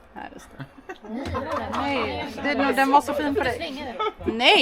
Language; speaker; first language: Swedish; native; Swedish